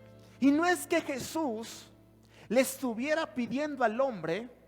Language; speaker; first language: Spanish; native; Spanish